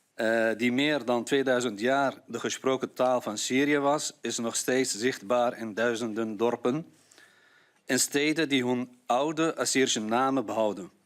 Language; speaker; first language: Dutch; non-native, fluent; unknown